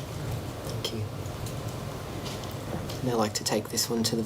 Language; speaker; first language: English; native; English